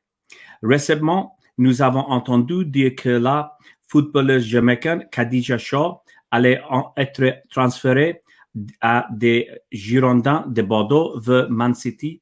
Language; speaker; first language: French; non-native, learner; English